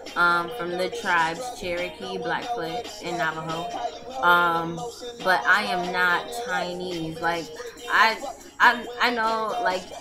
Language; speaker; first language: English; native; English